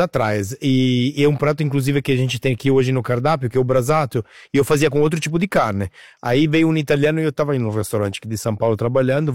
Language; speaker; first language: Portuguese; non-native, fluent; Italian